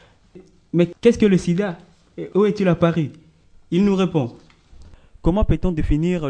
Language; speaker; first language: French; native; French